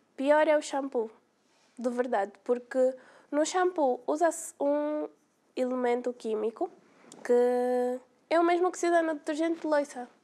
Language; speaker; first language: Portuguese; native; Portuguese